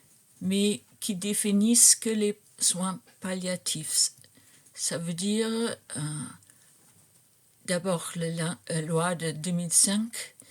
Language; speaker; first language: French; non-native, fluent; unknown